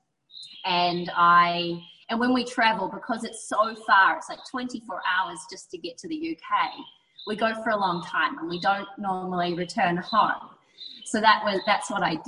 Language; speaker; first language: English; native; English